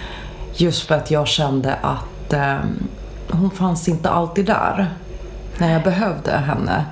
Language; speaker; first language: Swedish; early bilingual, other home language; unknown